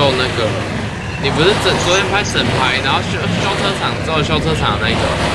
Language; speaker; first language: Chinese; native; Chinese